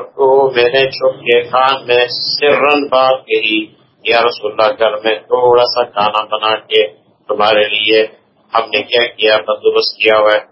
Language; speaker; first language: Urdu; non-native, local second language; Pashto